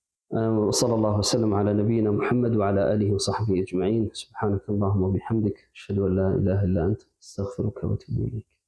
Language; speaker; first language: Arabic; non-native, fluent; Bangla